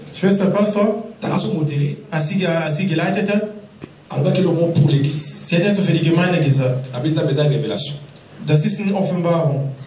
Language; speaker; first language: German; non-native, learner; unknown